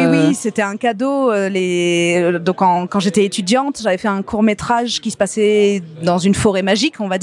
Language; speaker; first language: French; native; French